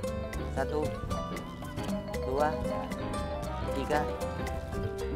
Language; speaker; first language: Indonesian; non-native, learner; Japanese